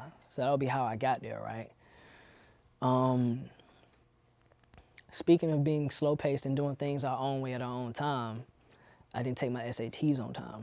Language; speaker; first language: English; native; English